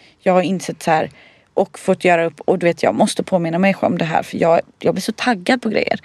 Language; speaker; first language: Swedish; early bilingual, other home language; Bosnian